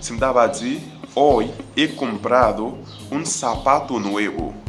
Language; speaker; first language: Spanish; non-native, fluent; Haitian Creole